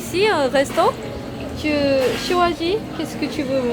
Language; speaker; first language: French; non-native, learner; Japanese